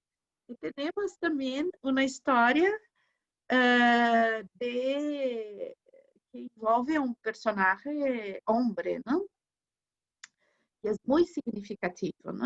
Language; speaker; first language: Spanish; non-native, learner; Portuguese